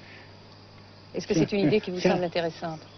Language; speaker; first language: French; native; French